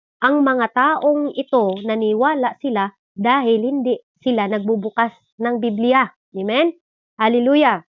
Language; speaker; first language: Filipino; non-native, local second language; Cebuano